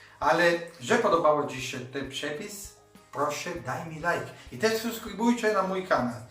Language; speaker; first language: Polish; non-native, learner; Italian